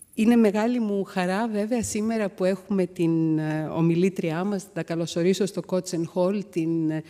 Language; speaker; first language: Greek; native; Greek